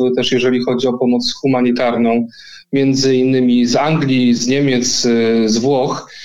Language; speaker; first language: Polish; native; Polish